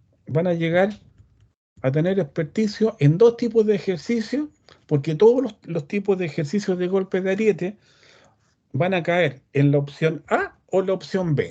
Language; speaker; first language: Spanish; native; Spanish